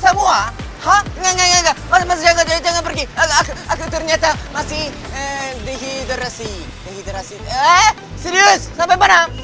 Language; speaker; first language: Indonesian; non-native, learner; Japanese